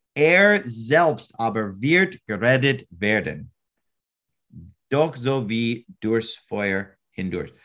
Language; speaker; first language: German; non-native, learner; English